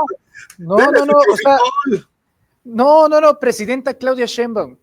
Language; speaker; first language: Spanish; native; Spanish